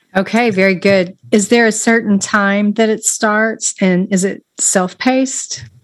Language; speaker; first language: English; native; English